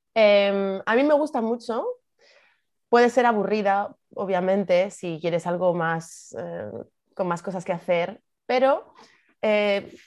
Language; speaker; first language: Spanish; native; Spanish